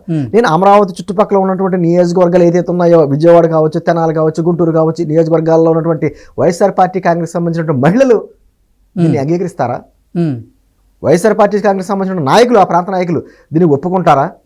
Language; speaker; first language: Telugu; native; Telugu